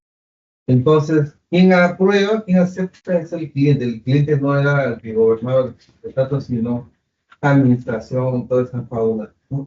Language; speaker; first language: Spanish; native; Spanish